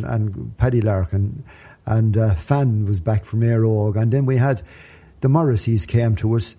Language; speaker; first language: English; native; English